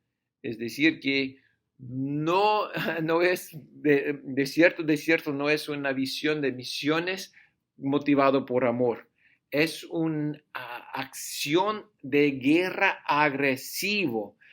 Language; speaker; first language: Spanish; non-native, fluent; English